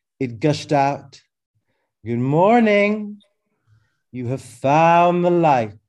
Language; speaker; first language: English; early bilingual, other home language; Arabic